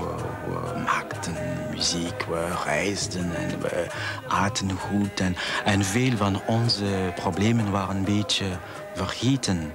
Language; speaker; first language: Dutch; non-native, fluent; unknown